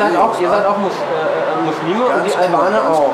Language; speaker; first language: German; native; German